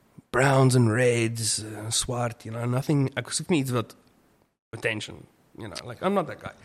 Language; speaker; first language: English; non-native, local second language; Afrikaans